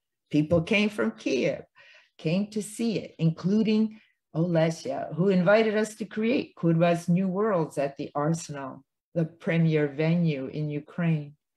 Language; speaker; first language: English; early bilingual, other home language; Ukrainian